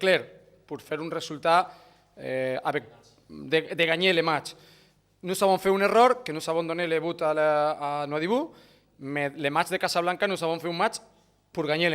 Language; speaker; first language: French; non-native, fluent; Spanish